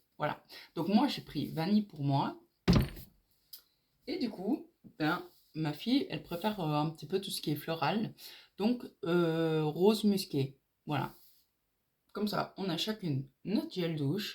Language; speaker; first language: French; native; French